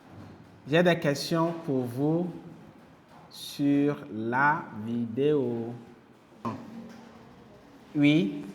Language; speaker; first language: French; non-native, local second language; Kinyarwanda